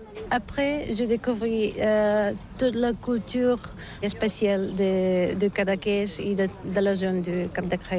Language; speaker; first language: French; non-native, learner; Bulgarian